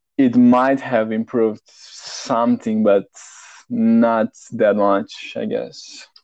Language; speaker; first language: English; non-native, fluent; Romanian